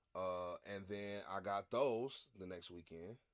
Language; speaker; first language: English; native; English